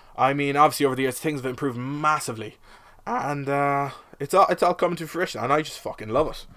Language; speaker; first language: English; native; English